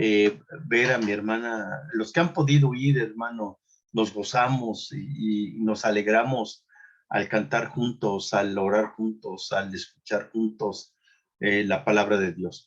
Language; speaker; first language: Spanish; native; Spanish